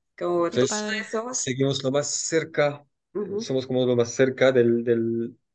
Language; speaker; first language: Spanish; non-native, fluent; French